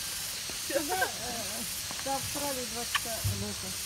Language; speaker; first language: Russian; non-native, fluent; Azerbaijani